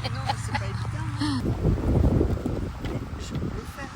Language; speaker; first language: French; native; French